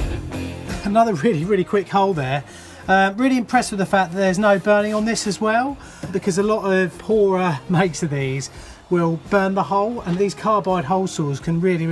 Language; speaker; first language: English; native; English